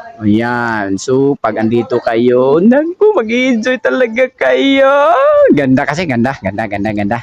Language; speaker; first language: Filipino; native; Filipino